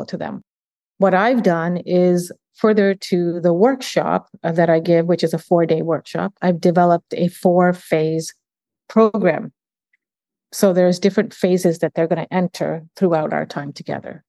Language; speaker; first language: English; early bilingual, other home language; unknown